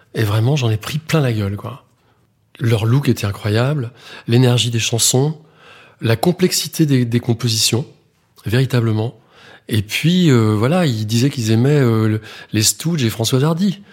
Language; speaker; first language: French; native; French